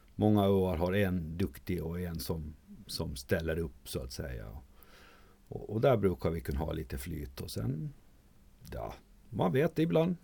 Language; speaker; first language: Swedish; native; Swedish